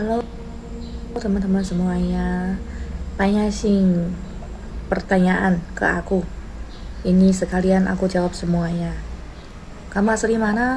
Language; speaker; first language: Indonesian; non-native, learner; Chinese